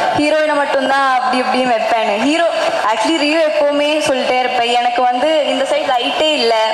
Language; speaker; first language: Tamil; non-native, local second language; Malayalam